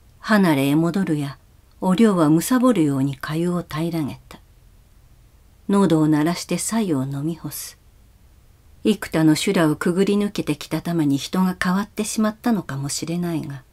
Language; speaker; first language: Japanese; native; Japanese